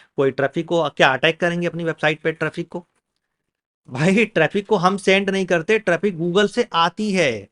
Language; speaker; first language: Hindi; native; Hindi